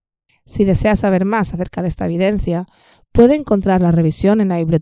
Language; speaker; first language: Spanish; native; Spanish